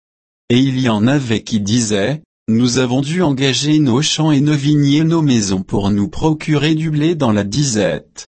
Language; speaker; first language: French; native; French